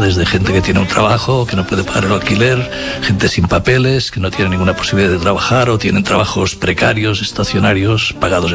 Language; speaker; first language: Spanish; native; Spanish